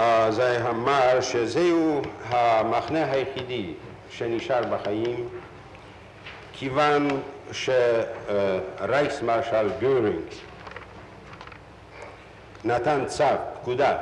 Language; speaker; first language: Hebrew; non-native, fluent; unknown